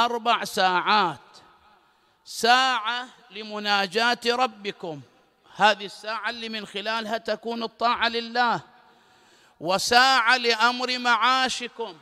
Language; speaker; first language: Arabic; native; Arabic